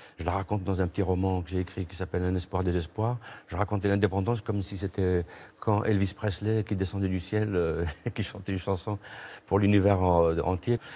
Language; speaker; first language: French; non-native, local second language; Kabyle